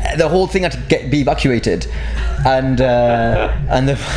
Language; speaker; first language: English; native; English